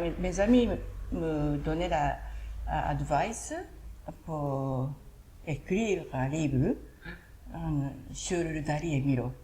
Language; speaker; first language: French; non-native, learner; Japanese